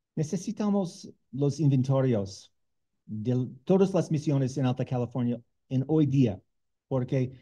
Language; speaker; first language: Spanish; non-native, learner; English